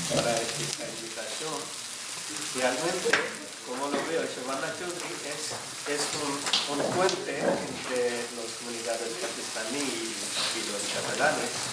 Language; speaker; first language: Spanish; non-native, fluent; Urdu